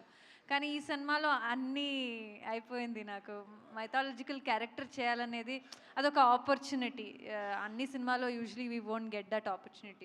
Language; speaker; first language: Telugu; non-native, local second language; Kannada